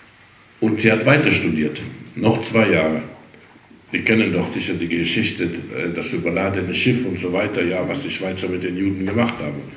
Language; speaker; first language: German; early bilingual, heritage; German